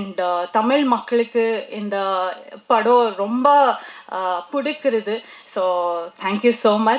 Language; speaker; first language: Tamil; non-native, local second language; Kannada